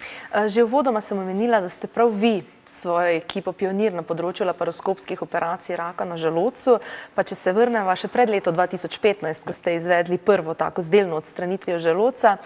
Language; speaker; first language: Slovenian; native; Slovenian